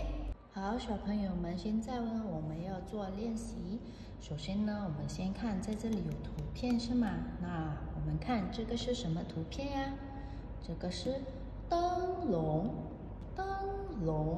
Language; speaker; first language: Chinese; non-native, fluent; Indonesian